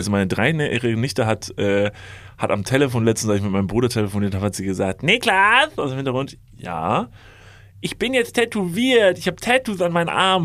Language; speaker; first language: German; native; German